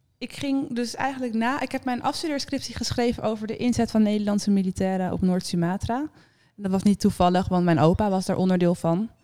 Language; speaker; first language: Dutch; native; Dutch